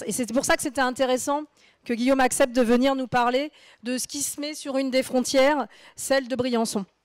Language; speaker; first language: French; native; French